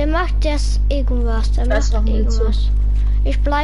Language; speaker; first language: German; non-native, learner; English